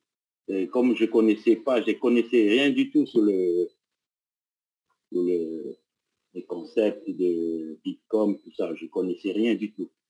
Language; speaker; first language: French; non-native, local second language; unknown